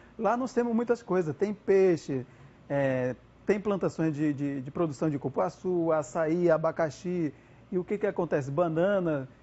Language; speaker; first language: Portuguese; non-native, local second language; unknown